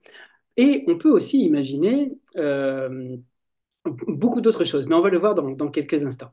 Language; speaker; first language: French; native; French